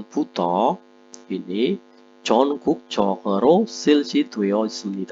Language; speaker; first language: Korean; non-native, fluent; Indonesian